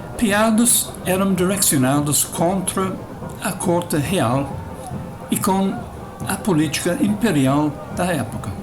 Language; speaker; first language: Portuguese; non-native, fluent; English